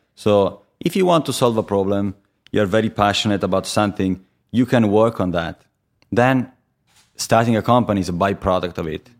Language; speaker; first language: English; non-native, fluent; Italian